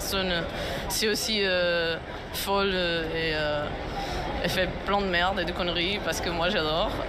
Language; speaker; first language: French; non-native, fluent; Spanish